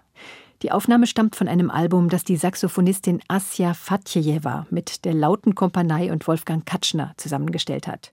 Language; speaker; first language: German; native; German